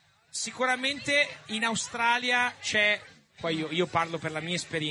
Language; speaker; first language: Italian; native; Italian